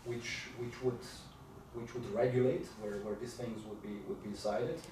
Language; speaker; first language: English; non-native, fluent; Slovenian